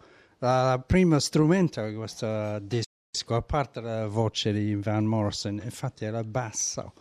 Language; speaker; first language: Italian; non-native, learner; English